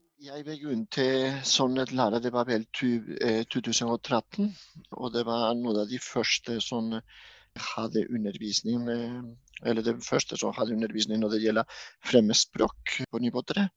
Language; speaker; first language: Norwegian; non-native, fluent; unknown